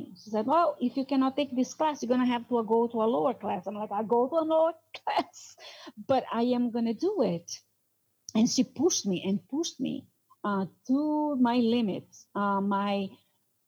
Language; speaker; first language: English; non-native, fluent; Portuguese